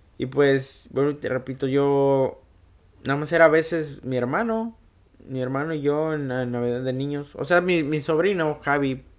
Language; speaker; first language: Spanish; native; Spanish